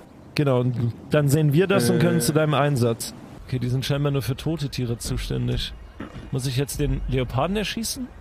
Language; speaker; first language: German; native; German